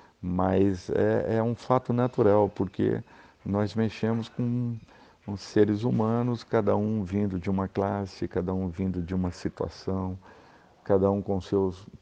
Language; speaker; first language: Portuguese; native; Portuguese